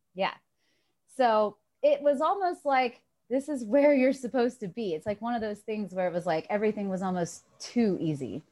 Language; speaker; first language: English; native; English